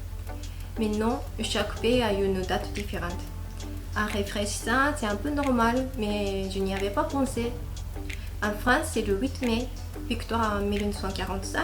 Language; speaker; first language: French; non-native, fluent; Japanese